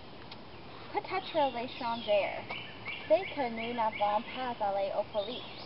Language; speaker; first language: French; non-native, learner; English